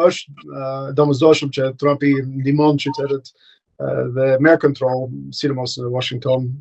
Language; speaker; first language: Albanian; non-native, fluent; English